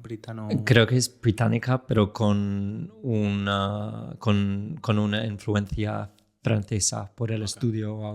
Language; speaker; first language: Spanish; non-native, fluent; English